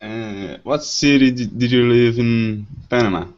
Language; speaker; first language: English; non-native, learner; Portuguese